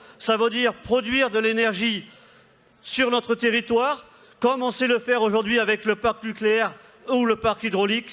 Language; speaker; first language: French; native; French